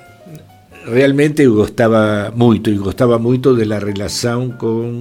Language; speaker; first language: Portuguese; non-native, fluent; Spanish